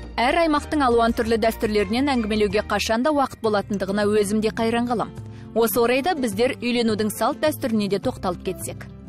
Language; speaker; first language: Kazakh; non-native, local second language; Russian